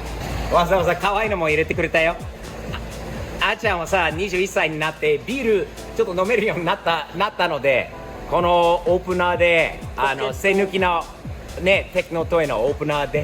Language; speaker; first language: Japanese; non-native, fluent; English